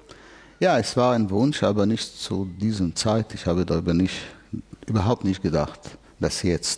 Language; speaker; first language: German; non-native, fluent; Hebrew